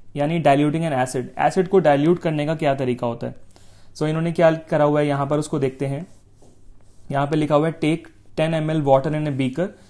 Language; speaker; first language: Hindi; native; Hindi